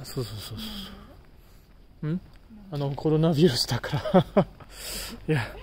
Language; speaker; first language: Japanese; non-native, learner; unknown